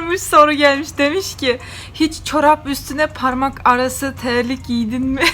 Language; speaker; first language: Turkish; non-native, fluent; Kyrgyz